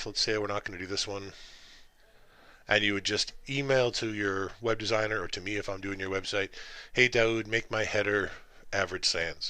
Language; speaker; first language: English; native; English